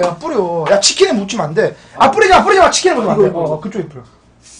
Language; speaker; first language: Korean; native; Korean